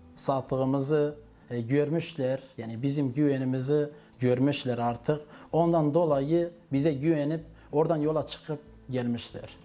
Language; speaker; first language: Turkish; native; Turkish